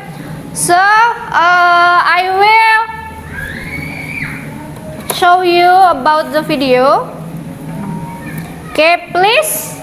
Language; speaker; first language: English; non-native, learner; Indonesian